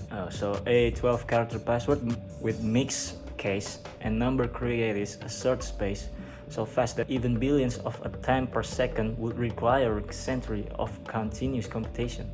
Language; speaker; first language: English; non-native, learner; Indonesian